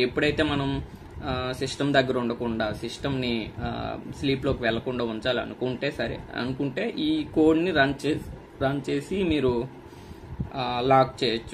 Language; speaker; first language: Telugu; native; Telugu